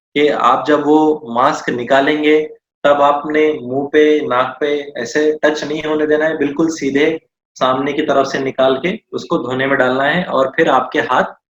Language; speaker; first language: Hindi; non-native, local second language; Marathi